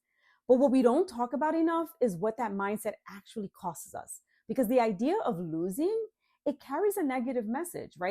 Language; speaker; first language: English; native; English